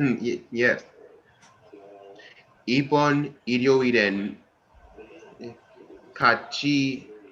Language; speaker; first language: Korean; non-native, learner; English